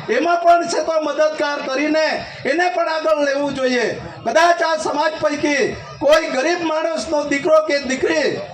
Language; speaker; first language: Gujarati; non-native, local second language; Kukna